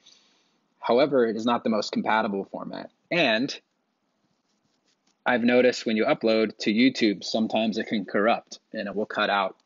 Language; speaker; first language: English; native; English